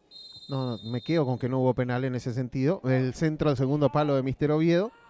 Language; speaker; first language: Spanish; native; Spanish